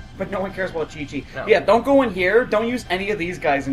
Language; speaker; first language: English; native; English